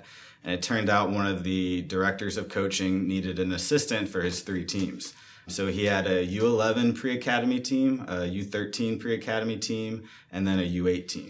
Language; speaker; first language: English; native; English